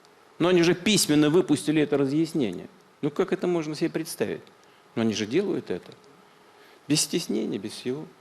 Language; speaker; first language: Russian; native; Russian